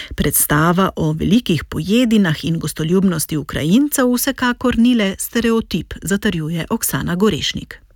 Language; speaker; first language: Slovenian; native; Slovenian